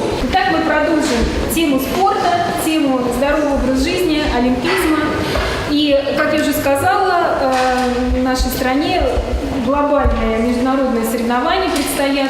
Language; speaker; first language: Russian; native; Russian